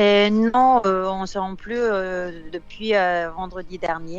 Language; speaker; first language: French; non-native, fluent; Turkish